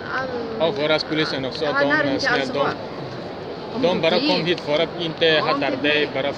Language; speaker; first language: Swedish; non-native, learner; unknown